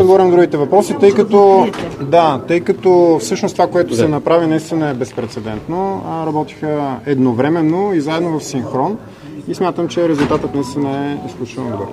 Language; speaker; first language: Bulgarian; native; Bulgarian